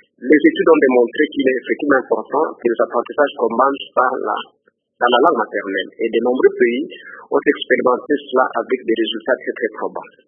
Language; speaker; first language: French; non-native, local second language; Lingala